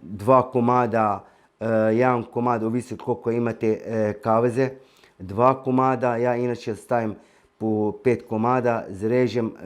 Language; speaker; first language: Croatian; non-native, fluent; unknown